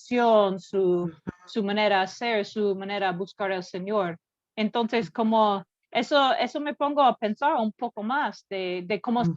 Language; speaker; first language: Spanish; non-native, learner; English